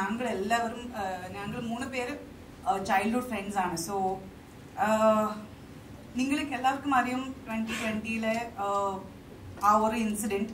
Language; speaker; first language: Malayalam; non-native, fluent; Kannada